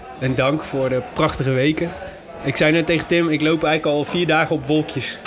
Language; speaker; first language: Dutch; native; Dutch